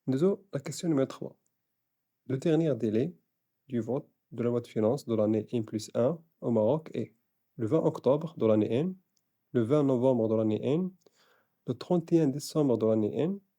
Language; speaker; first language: French; non-native, local second language; Arabic